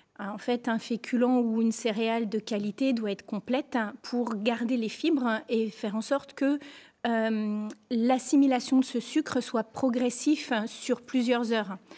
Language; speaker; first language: French; native; French